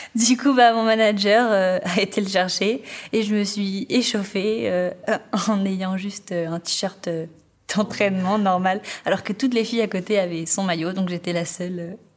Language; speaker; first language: French; native; French